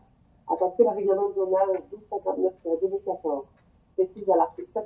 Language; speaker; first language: French; native; French